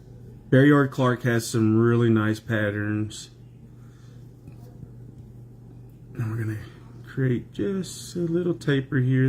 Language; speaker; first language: English; native; English